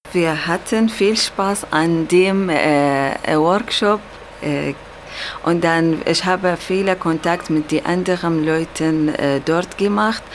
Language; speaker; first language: German; non-native, learner; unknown